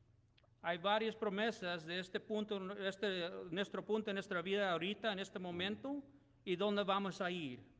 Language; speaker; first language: Spanish; non-native, learner; English